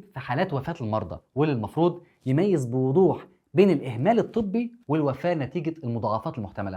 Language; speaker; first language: Arabic; native; Arabic